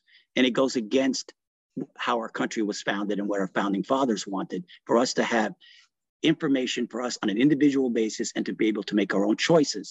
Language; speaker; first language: English; early bilingual, other home language; Italian